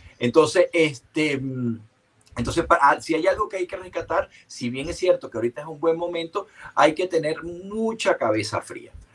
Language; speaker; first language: Spanish; native; Spanish